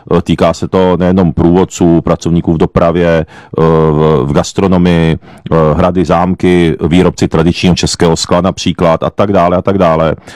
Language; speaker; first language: Czech; early bilingual, other home language; Japanese